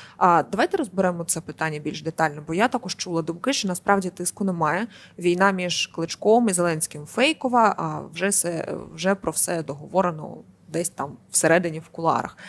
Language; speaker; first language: Ukrainian; native; Ukrainian